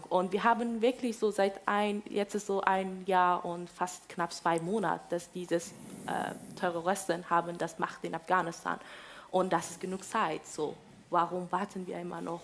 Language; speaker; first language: German; non-native, fluent; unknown